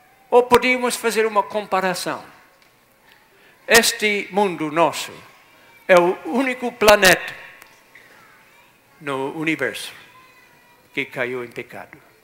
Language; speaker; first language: Portuguese; non-native, fluent; English